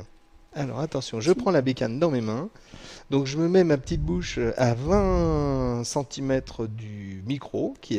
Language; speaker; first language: French; native; French